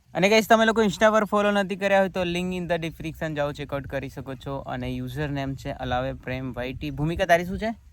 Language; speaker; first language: Gujarati; non-native, local second language; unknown